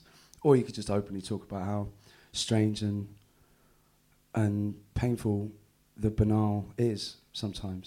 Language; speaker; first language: English; native; English